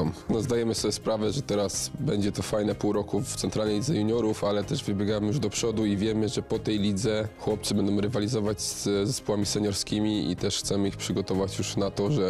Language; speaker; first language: Polish; native; Polish